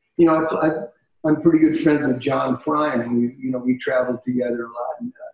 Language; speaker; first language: English; native; English